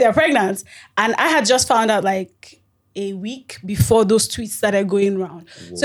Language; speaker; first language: English; non-native, local second language; Yoruba